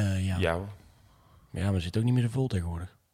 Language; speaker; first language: Dutch; native; Dutch